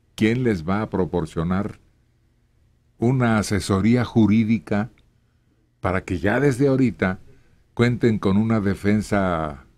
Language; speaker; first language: Spanish; native; Spanish